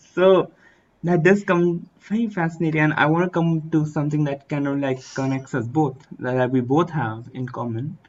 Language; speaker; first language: English; early bilingual, other home language; Hindi